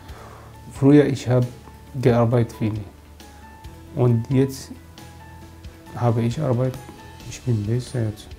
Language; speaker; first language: German; non-native, learner; Arabic